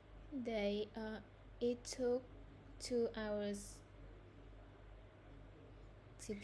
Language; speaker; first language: English; non-native, learner; Vietnamese